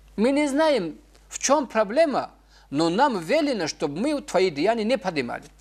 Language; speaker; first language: Russian; non-native, local second language; Avaric